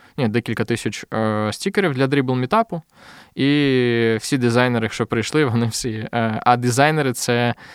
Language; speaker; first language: Ukrainian; non-native, local second language; Russian